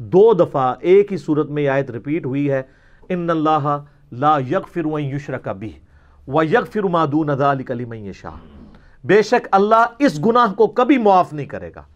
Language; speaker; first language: Urdu; non-native, local second language; Punjabi